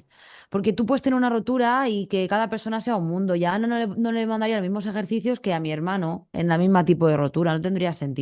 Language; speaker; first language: Spanish; native; Spanish